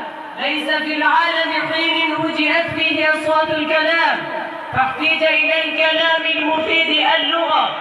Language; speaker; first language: Arabic; non-native, learner; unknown